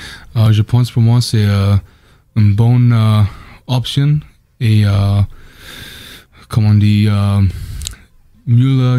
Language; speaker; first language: French; non-native, learner; English